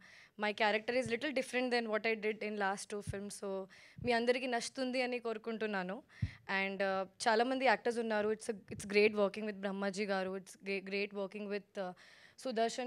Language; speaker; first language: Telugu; non-native, learner; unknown